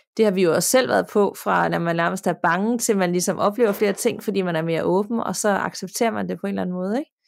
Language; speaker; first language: Danish; native; Danish